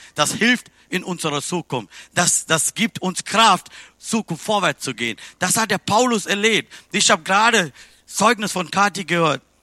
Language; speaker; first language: German; non-native, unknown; Tamil